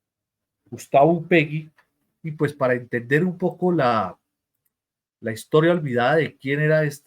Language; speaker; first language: Spanish; native; Spanish